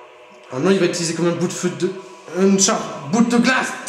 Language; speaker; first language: French; native; French